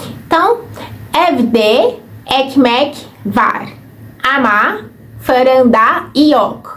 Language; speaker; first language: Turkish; non-native, fluent; Portuguese